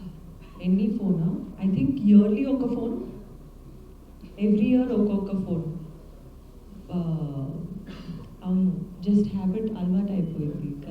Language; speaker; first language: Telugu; non-native, learner; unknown